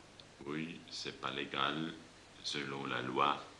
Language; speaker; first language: French; non-native, fluent; German